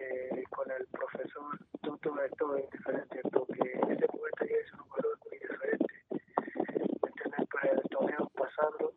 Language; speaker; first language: Spanish; non-native, learner; English